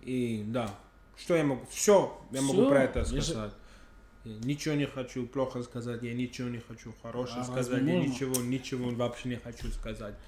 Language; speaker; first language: Russian; non-native, fluent; English